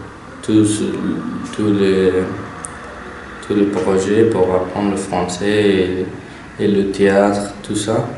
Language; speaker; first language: French; non-native, learner; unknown